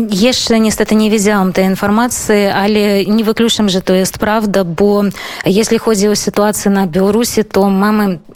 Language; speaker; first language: Polish; non-native, fluent; Belarusian